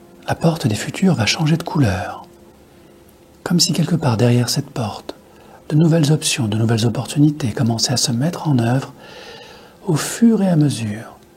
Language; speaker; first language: French; native; French